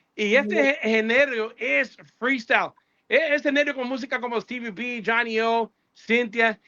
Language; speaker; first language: Spanish; early bilingual, other home language; English